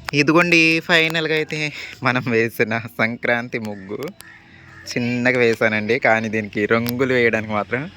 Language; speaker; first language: Telugu; native; Telugu